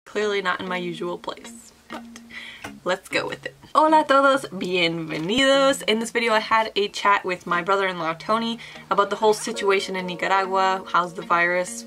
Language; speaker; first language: English; native; English